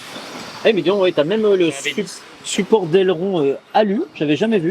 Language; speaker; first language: French; native; French